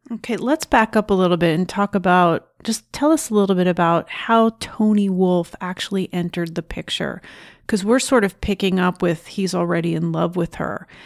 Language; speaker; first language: English; native; English